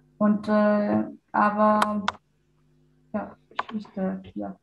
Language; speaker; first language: German; non-native, learner; Portuguese